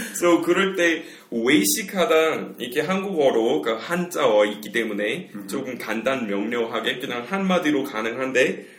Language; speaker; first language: Korean; non-native, fluent; English